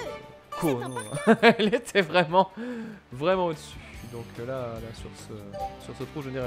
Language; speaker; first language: French; native; French